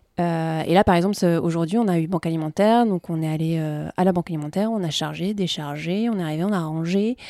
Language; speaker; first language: French; native; French